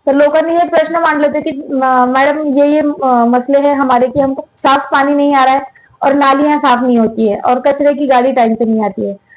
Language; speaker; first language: Hindi; non-native, local second language; Marathi